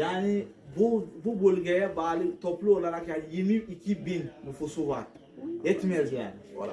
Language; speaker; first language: Turkish; non-native, learner; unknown